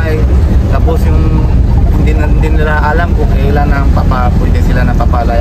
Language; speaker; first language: Filipino; non-native, learner; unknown